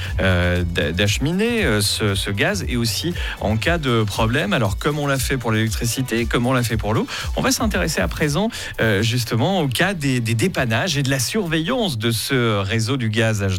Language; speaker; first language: French; native; French